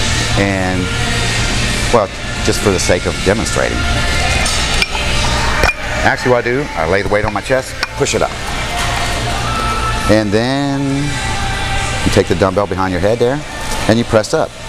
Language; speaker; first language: English; native; English